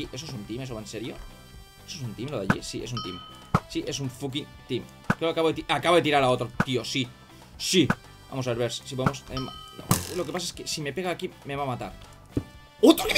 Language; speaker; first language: Spanish; native; Spanish